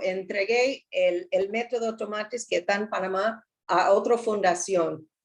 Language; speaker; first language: Spanish; non-native, learner; English